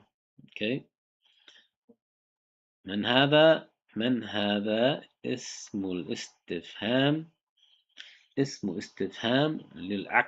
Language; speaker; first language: Arabic; non-native, fluent; English